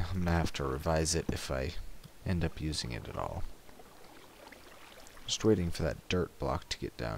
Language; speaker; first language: English; native; English